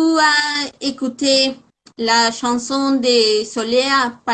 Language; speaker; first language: French; non-native, fluent; Spanish